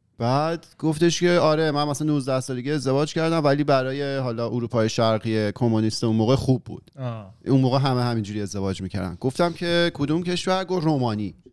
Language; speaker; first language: Persian; native; Persian